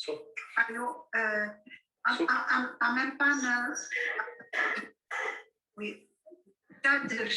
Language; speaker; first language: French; non-native, learner; Armenian